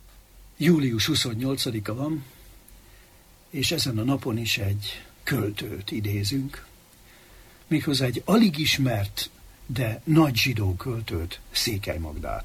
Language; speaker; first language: Hungarian; native; Hungarian